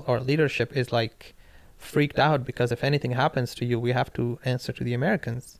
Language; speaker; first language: English; non-native, local second language; Pashto